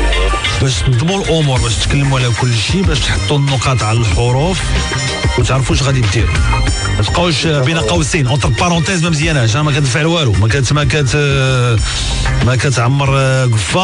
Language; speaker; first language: Arabic; native; Arabic